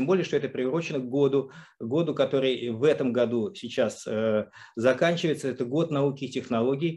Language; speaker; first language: Russian; native; Russian